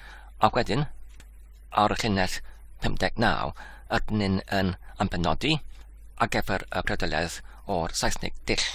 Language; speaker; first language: Welsh; non-native, learner; English